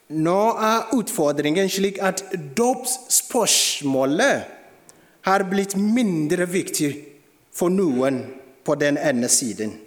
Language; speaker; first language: Norwegian; non-native, fluent; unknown